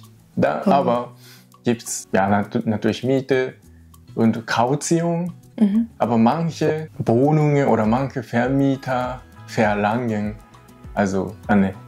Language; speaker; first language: German; non-native, learner; Japanese